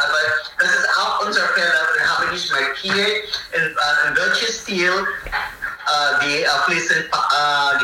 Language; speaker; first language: German; non-native, learner; Filipino